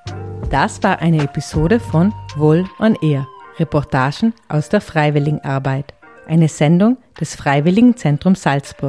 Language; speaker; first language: German; native; German